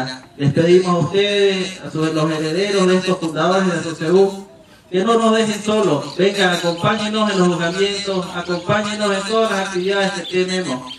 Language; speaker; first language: Spanish; native; Spanish